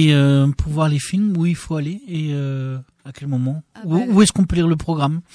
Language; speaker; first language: French; native; French